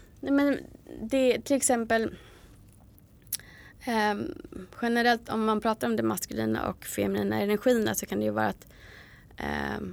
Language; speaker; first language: Swedish; native; Swedish